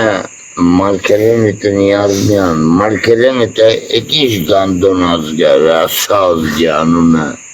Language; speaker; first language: Russian; non-native, fluent; Armenian